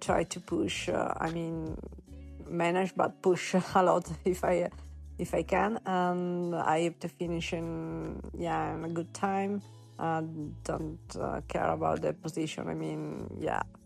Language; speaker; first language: English; non-native, learner; Italian